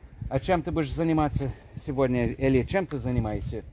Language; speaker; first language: Russian; non-native, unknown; English